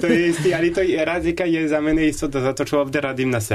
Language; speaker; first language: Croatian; non-native, learner; French